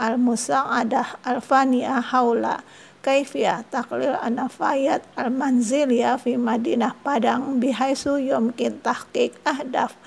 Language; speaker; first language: Arabic; non-native, fluent; Indonesian